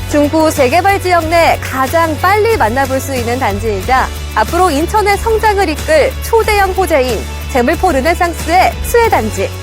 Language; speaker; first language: Korean; native; Korean